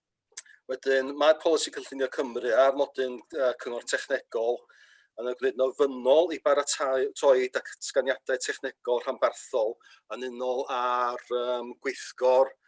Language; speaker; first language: Welsh; native; Welsh